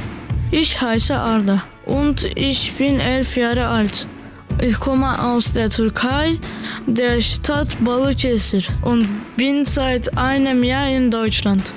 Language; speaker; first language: German; non-native, learner; Turkish